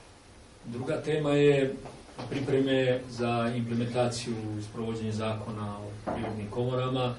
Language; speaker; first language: Serbian; native; Serbian